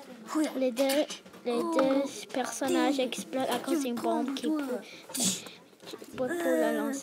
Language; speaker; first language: French; non-native, learner; English